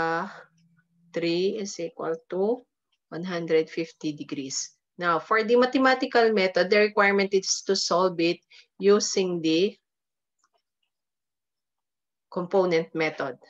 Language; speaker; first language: English; non-native, local second language; Filipino